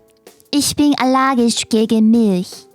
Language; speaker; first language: German; non-native, fluent; Japanese